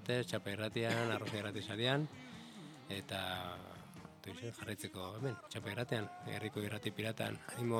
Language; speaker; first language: Basque; native; Basque